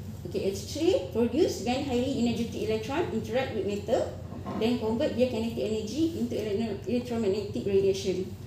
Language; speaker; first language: English; non-native, local second language; Malay